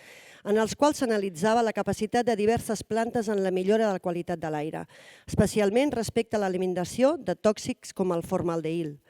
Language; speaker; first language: Catalan; native; Catalan